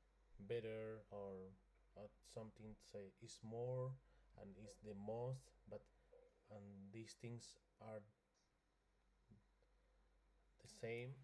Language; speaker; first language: English; non-native, learner; Spanish